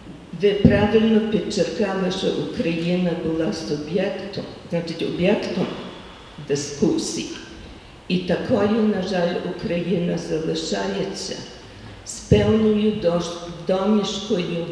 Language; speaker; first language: Ukrainian; early bilingual, heritage; Ukrainian